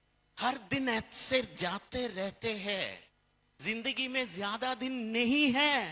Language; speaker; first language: Hindi; non-native, fluent; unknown